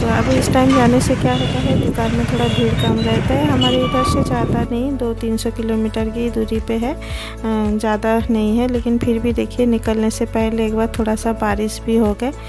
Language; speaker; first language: Hindi; non-native, local second language; Bangla